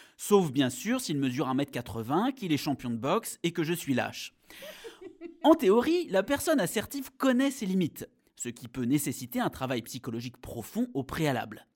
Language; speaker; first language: French; native; French